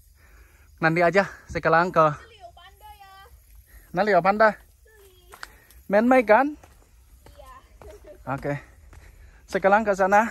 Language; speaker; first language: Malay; non-native, fluent; Chinese